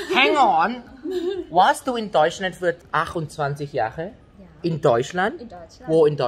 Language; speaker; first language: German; non-native, fluent; Thai